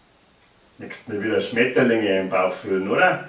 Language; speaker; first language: German; native; German